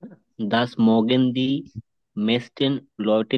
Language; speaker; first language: German; non-native, learner; Bangla